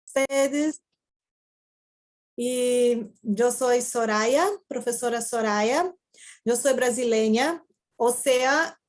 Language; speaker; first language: Spanish; non-native, fluent; Portuguese